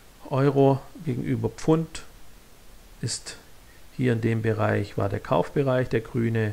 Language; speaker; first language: German; native; German